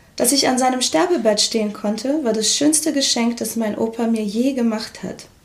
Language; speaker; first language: German; early bilingual, other home language; Portuguese